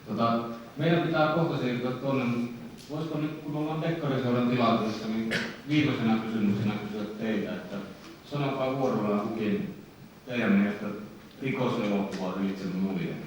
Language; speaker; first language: Finnish; native; Finnish